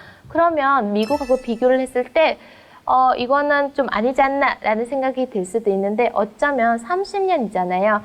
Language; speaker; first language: Korean; non-native, fluent; Mongolian